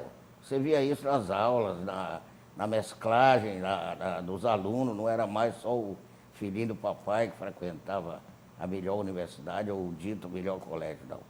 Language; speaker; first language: Portuguese; native; Portuguese